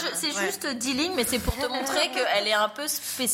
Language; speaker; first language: French; native; French